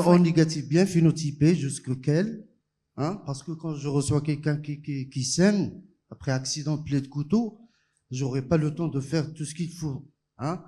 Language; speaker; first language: French; non-native, local second language; Arabic